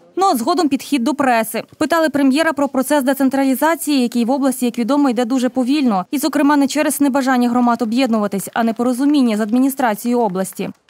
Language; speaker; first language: Ukrainian; native; Ukrainian